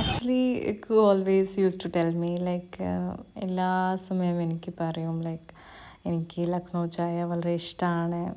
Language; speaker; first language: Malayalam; non-native, learner; Hindi